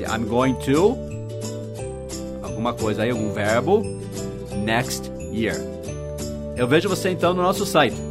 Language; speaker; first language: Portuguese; non-native, fluent; English